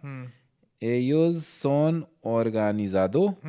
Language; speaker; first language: Spanish; non-native, learner; Hindi